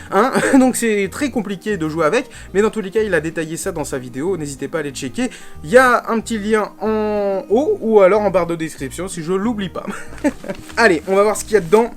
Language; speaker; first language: French; native; French